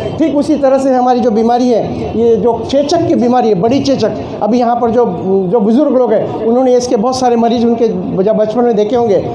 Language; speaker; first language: Hindi; non-native, local second language; Marathi